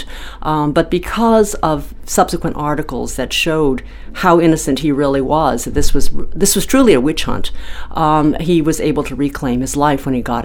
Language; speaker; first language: English; native; English